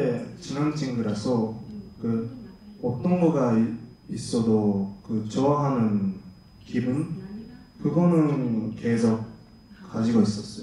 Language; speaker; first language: Korean; non-native, learner; Japanese